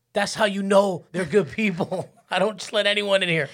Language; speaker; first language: English; early bilingual, other home language; Spanish